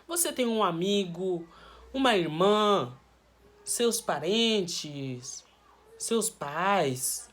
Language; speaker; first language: Portuguese; non-native, learner; Haitian Creole